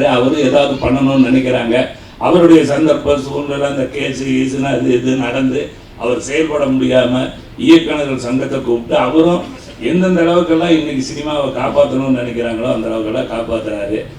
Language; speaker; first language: Tamil; native; Tamil